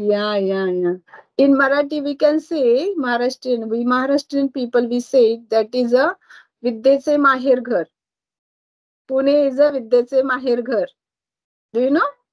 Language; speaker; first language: English; non-native, learner; Marathi